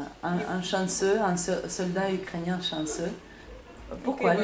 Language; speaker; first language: French; non-native, fluent; Ukrainian